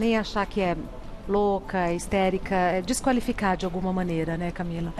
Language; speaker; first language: Portuguese; native; Portuguese